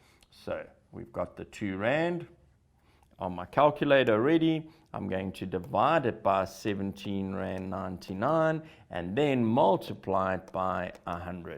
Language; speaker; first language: English; native; English